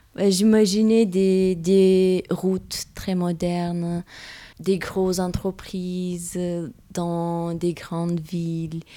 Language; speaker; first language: French; non-native, fluent; Romanian